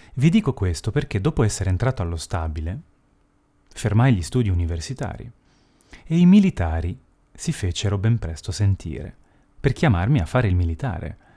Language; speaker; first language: Italian; early bilingual, heritage; Italian